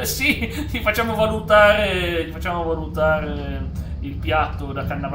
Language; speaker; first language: Italian; native; Italian